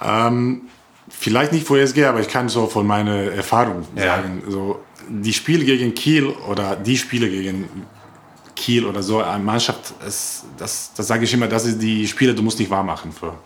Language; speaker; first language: German; non-native, learner; Croatian